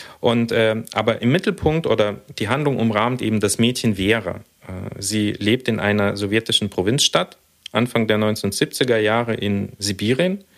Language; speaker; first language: German; early bilingual, other home language; Russian